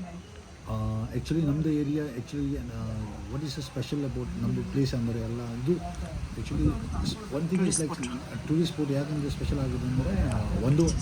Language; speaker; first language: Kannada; non-native, local second language; Tibetan